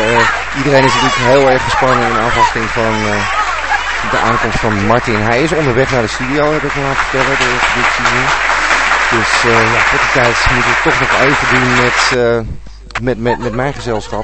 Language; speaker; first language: Dutch; native; Dutch